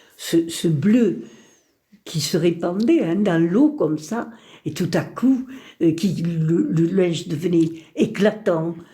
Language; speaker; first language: French; early bilingual, other home language; Spanish